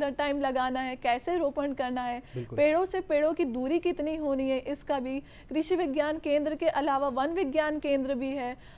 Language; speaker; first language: Hindi; native; Hindi